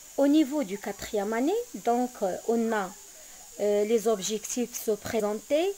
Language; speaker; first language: French; non-native, local second language; Arabic